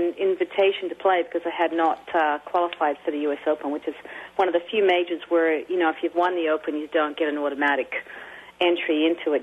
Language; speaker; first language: English; native; English